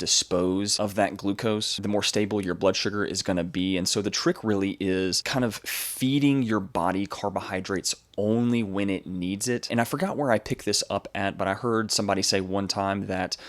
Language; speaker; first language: English; native; English